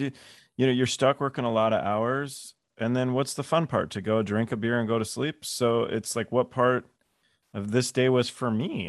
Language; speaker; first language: English; native; English